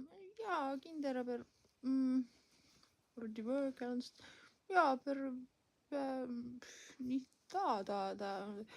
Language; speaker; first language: German; non-native, learner; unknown